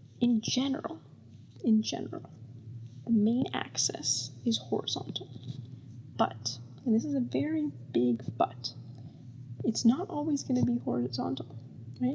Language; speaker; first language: English; native; English